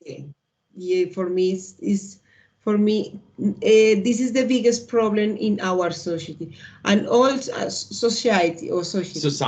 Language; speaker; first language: English; non-native, learner; Spanish